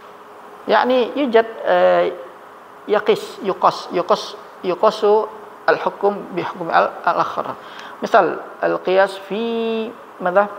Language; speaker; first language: Arabic; non-native, learner; Malay